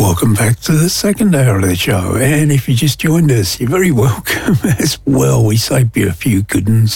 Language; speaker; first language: English; native; English